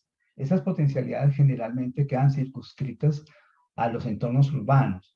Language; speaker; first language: Spanish; native; Spanish